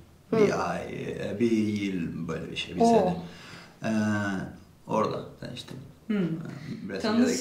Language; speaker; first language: Turkish; non-native, learner; Spanish